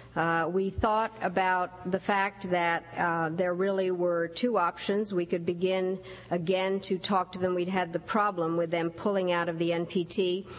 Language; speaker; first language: English; early bilingual, other home language; Czech